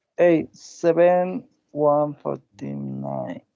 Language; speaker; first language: English; non-native, learner; Spanish